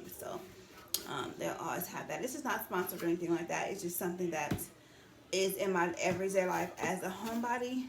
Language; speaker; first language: English; native; English